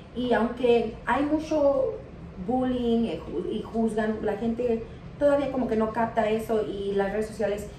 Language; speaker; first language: Spanish; early bilingual, heritage; Spanish